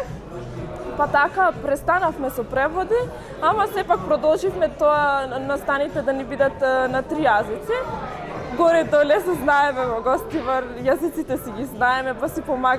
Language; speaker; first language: Macedonian; non-native, local second language; Albanian